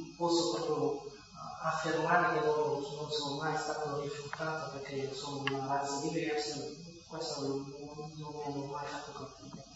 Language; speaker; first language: Italian; non-native, learner; Vietnamese